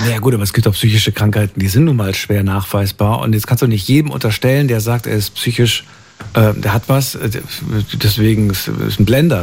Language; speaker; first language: German; native; German